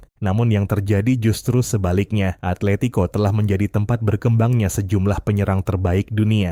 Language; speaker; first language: Indonesian; native; Indonesian